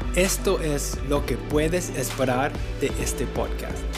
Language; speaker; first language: Spanish; non-native, fluent; English